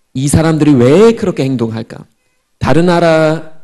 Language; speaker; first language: Korean; non-native, fluent; German